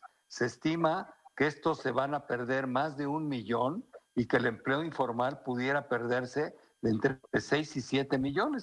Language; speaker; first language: Spanish; native; Spanish